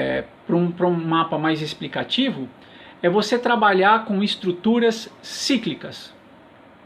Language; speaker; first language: Portuguese; native; Portuguese